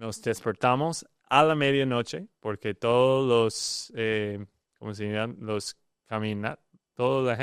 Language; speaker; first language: Spanish; non-native, learner; English